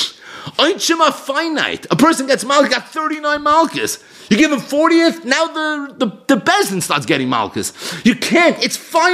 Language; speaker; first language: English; native; English